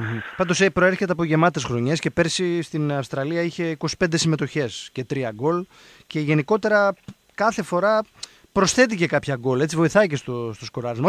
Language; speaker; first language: Greek; native; Greek